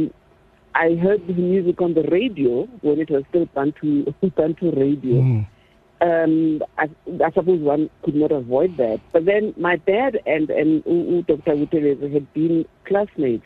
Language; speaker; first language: English; non-native, local second language; Zulu